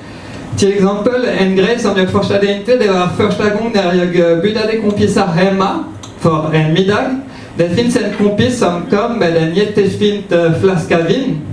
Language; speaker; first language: Swedish; non-native, fluent; French